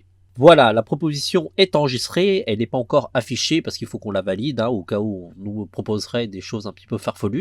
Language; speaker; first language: French; native; French